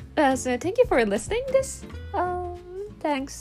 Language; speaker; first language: English; non-native, learner; Japanese